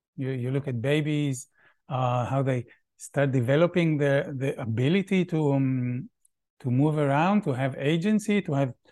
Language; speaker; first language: English; non-native, fluent; Hebrew